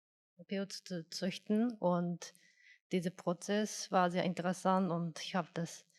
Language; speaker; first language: German; non-native, fluent; Japanese